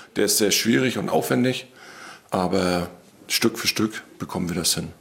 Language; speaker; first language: German; native; German